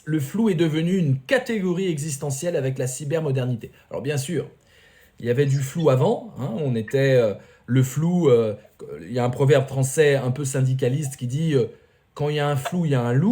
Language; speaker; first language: French; native; French